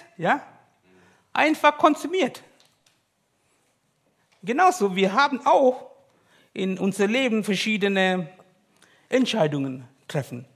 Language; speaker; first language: German; non-native, learner; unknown